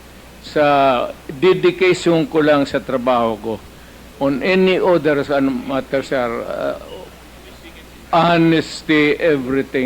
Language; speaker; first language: Filipino; non-native, local second language; Cebuano